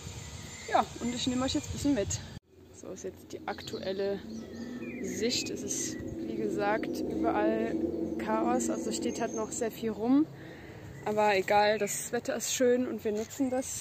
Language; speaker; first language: German; native; German